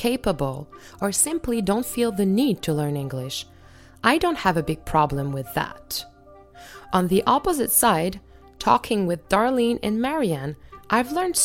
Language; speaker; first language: English; non-native, fluent; French